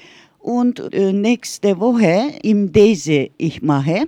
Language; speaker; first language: German; non-native, learner; Turkish